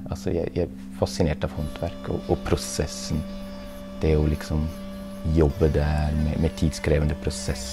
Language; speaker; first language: Norwegian; non-native, fluent; German